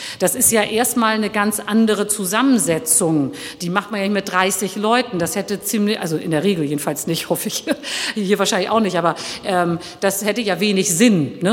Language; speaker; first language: German; early bilingual, other home language; Turkish